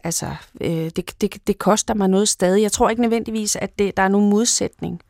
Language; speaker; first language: Danish; native; Danish